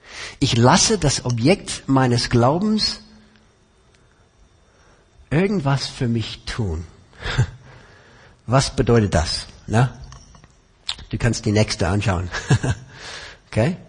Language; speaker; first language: German; non-native, fluent; English